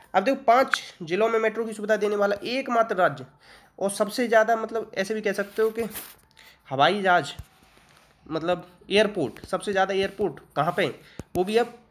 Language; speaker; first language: Hindi; native; Hindi